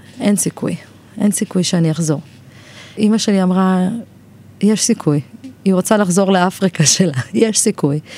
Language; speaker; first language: Hebrew; native; Hebrew